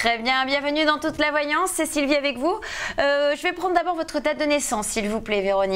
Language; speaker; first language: French; native; French